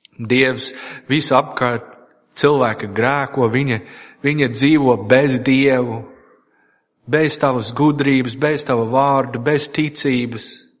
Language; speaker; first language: Latvian; non-native, fluent; English